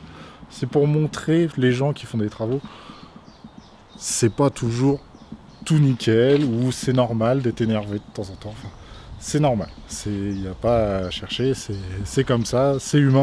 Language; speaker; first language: French; native; French